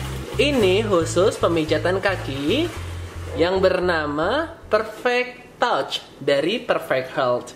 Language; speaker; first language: Indonesian; native; Indonesian